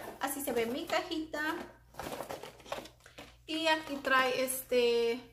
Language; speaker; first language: Spanish; native; Spanish